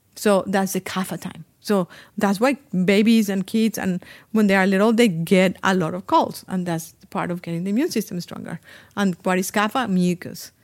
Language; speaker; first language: English; non-native, fluent; Spanish